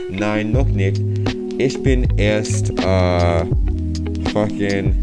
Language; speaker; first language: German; non-native, learner; English